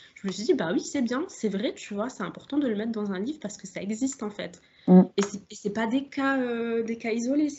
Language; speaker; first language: French; native; French